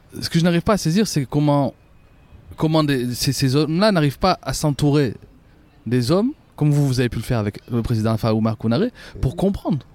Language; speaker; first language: French; non-native, local second language; Bambara